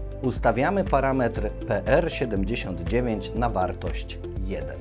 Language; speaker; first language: Polish; native; Polish